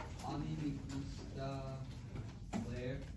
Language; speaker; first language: Spanish; non-native, learner; English